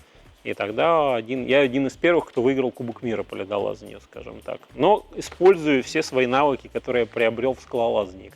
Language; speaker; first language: Russian; native; Russian